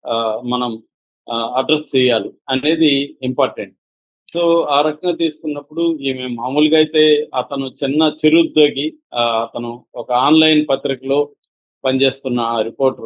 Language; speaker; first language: Telugu; native; Telugu